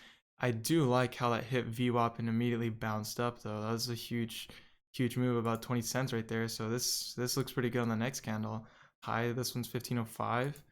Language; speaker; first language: English; native; English